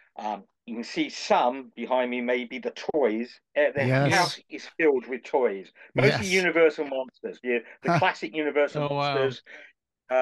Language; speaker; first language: English; native; English